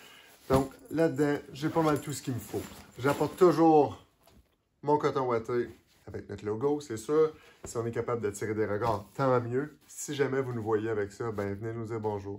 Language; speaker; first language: French; native; French